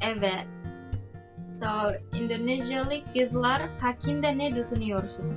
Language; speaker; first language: Turkish; non-native, learner; Indonesian